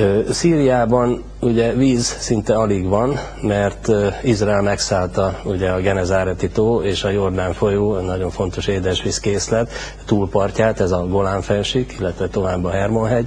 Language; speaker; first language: Hungarian; native; Hungarian